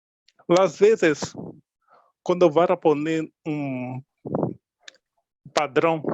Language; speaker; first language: Spanish; non-native, learner; Portuguese